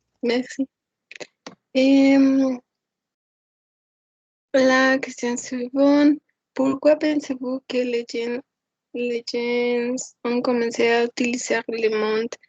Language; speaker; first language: French; non-native, learner; Spanish